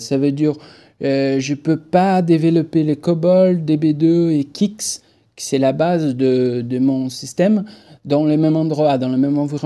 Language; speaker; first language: French; non-native, fluent; Portuguese